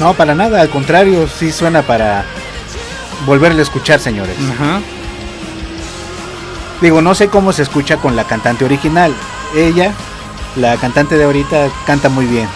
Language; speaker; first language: Spanish; native; Spanish